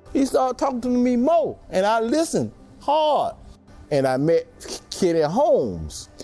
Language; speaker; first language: English; native; English